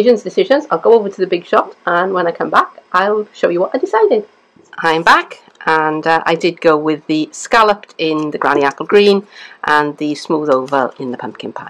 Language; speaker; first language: English; native; English